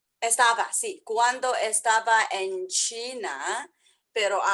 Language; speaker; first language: Spanish; non-native, learner; Chinese